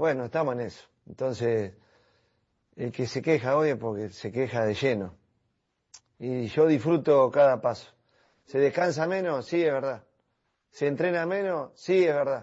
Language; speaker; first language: Spanish; native; Spanish